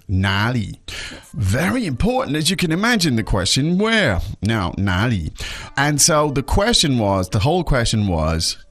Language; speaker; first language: English; native; English